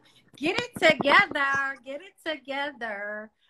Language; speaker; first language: English; early bilingual, other home language; Spanish